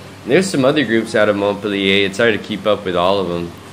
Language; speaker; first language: English; native; English